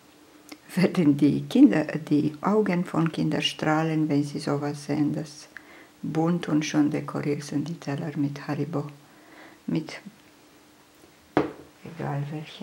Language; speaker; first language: German; non-native, fluent; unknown